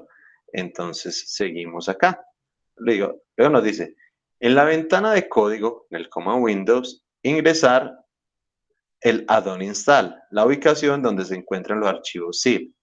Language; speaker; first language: Spanish; native; Spanish